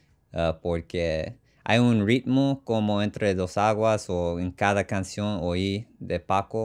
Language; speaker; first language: Spanish; non-native, learner; English